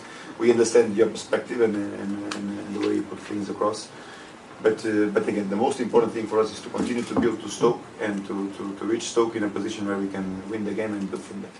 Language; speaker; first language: English; non-native, fluent; Portuguese